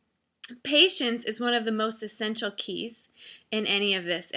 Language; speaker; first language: English; native; English